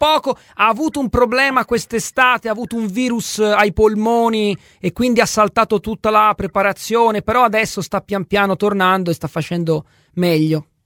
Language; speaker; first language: Italian; native; Italian